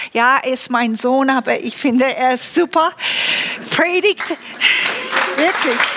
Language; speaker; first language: German; non-native, fluent; English